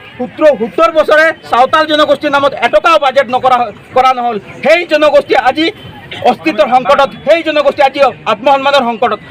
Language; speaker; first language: Assamese; non-native, local second language; Santali